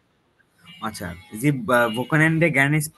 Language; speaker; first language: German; non-native, learner; Bangla